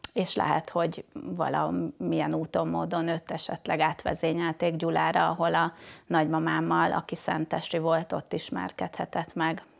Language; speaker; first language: Hungarian; native; Hungarian